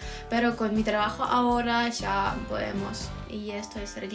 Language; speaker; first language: Spanish; non-native, fluent; Ukrainian